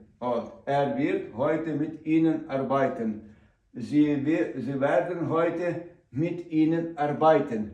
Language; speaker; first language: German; non-native, learner; Ukrainian